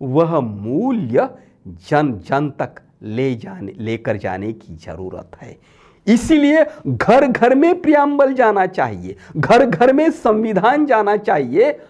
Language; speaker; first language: Hindi; non-native, local second language; Marathi